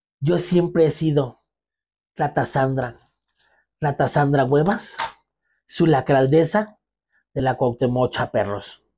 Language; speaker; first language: Spanish; native; Spanish